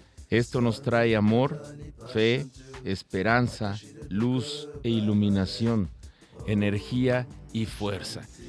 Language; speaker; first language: Spanish; native; Spanish